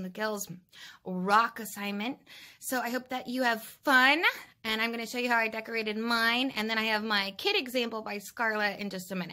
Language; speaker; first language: English; native; English